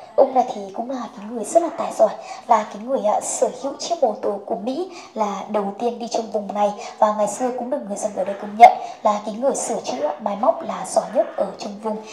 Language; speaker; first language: Vietnamese; non-native, local second language; Hmong